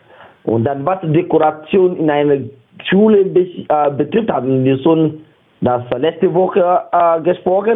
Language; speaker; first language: German; non-native, learner; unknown